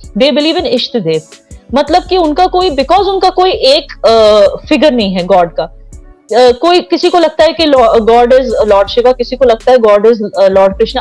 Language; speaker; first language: Hindi; non-native, local second language; Kashmiri